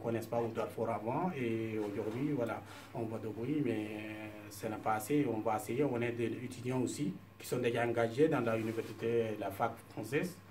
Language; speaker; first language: French; non-native, fluent; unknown